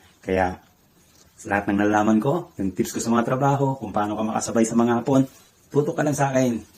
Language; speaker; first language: Filipino; native; Filipino